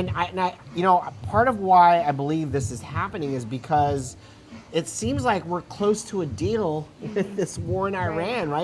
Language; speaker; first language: English; native; English